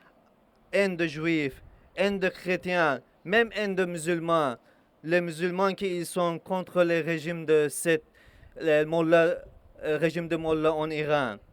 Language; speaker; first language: French; non-native, learner; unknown